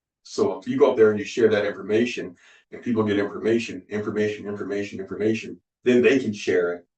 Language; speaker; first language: English; native; English